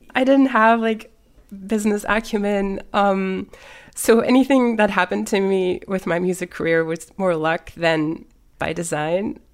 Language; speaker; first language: English; early bilingual, other home language; German